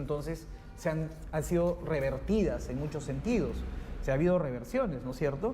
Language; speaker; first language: Spanish; native; Spanish